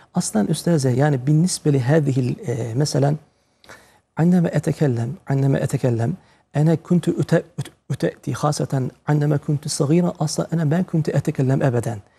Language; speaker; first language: Arabic; non-native, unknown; Turkish